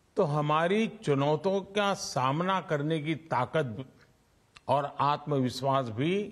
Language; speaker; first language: Hindi; non-native, local second language; Gujarati